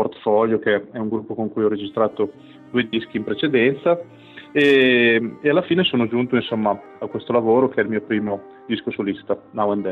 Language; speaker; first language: Italian; native; Italian